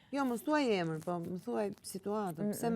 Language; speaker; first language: Albanian; native; Albanian